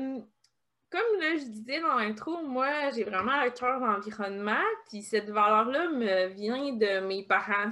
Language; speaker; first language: French; native; French